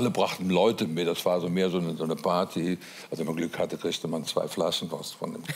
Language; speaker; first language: German; native; German